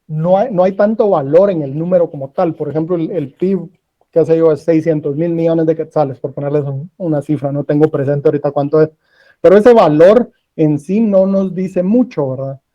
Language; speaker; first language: Spanish; native; Spanish